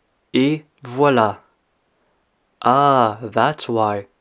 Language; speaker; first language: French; non-native, fluent; English